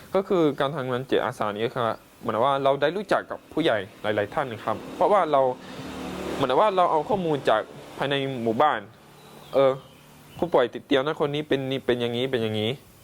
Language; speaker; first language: Thai; non-native, local second language; Pattani Malay